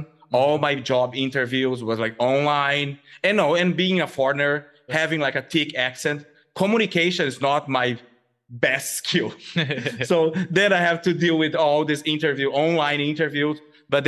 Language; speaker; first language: English; non-native, fluent; Portuguese